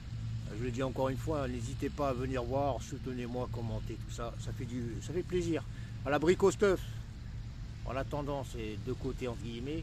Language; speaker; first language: French; non-native, local second language; Arabic